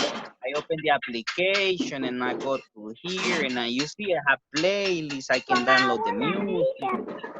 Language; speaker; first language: English; non-native, fluent; Spanish